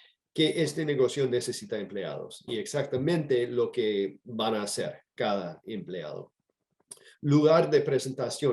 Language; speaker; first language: Spanish; non-native, fluent; English